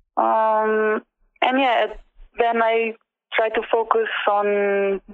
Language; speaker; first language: English; non-native, learner; Slovenian